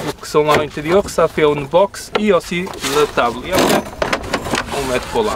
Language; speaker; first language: French; non-native, learner; Portuguese